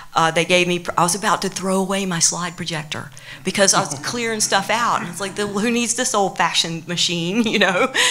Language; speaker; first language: English; native; English